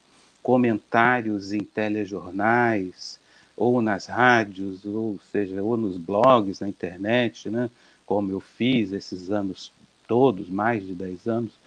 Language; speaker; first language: Portuguese; native; Portuguese